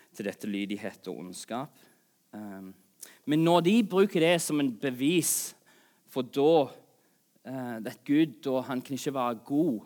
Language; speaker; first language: Norwegian; non-native, fluent; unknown